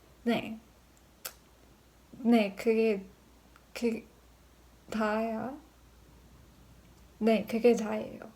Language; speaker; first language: Korean; non-native, learner; English